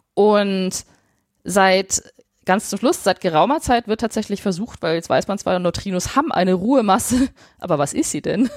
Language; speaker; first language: German; native; German